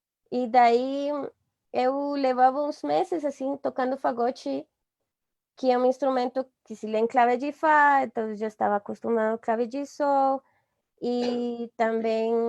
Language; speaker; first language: Portuguese; non-native, fluent; Spanish